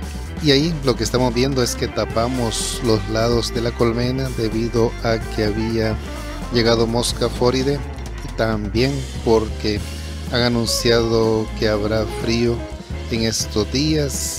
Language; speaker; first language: Spanish; native; Spanish